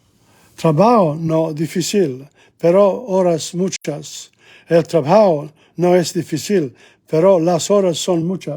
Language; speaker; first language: Spanish; non-native, learner; English